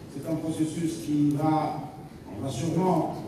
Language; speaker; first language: French; non-native, local second language; Arabic